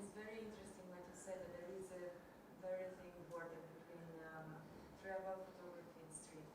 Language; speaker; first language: English; non-native, fluent; Romanian